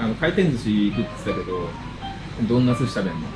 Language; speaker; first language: Japanese; native; Japanese